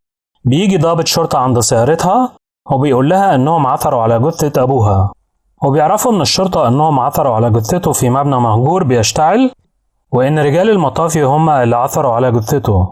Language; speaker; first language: Arabic; native; Arabic